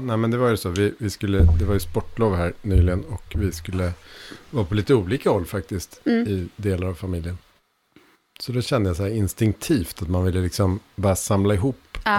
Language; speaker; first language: Swedish; native; Swedish